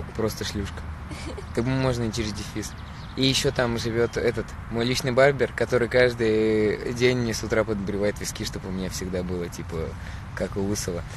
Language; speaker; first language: Russian; native; Russian